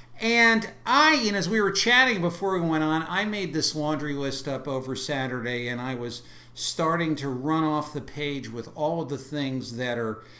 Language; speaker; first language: English; native; English